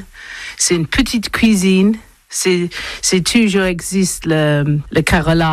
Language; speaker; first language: French; non-native, learner; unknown